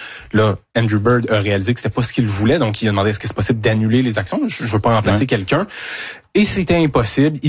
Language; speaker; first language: French; native; French